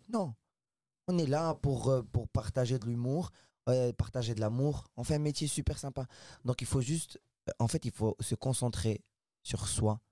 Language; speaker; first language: French; non-native, local second language; Arabic